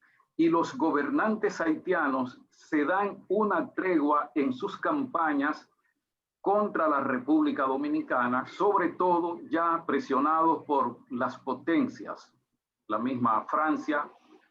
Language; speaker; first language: Spanish; native; Spanish